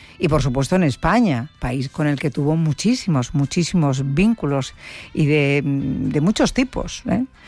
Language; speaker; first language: Spanish; native; Spanish